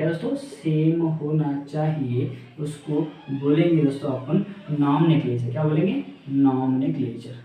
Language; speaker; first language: Hindi; non-native, local second language; Marathi